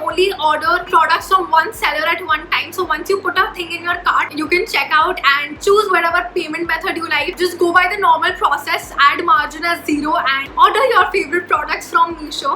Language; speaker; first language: English; non-native, local second language; Hindi